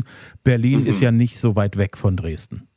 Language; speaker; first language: German; native; German